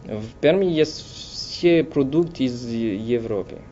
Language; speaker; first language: Russian; non-native, learner; French